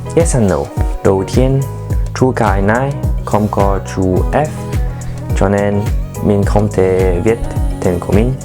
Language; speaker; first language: Vietnamese; non-native, learner; French